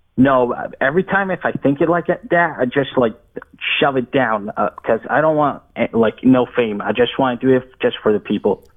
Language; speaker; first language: English; early bilingual, other home language; Arabic